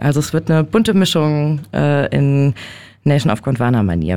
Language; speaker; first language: German; native; German